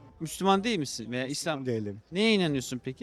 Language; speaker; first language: Turkish; native; Turkish